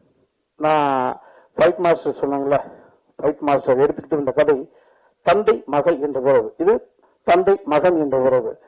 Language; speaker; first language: Tamil; native; Tamil